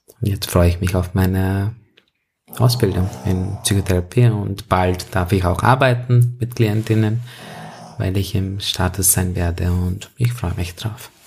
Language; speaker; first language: German; non-native, fluent; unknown